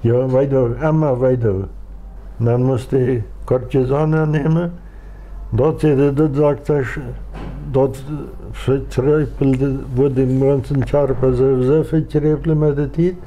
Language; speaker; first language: German; non-native, local second language; Plautdietsch